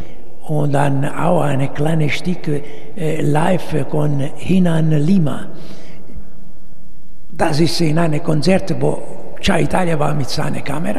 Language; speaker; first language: German; non-native, fluent; Italian